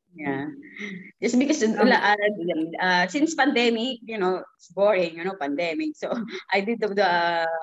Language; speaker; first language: English; non-native, local second language; Filipino